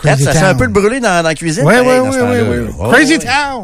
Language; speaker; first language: French; native; French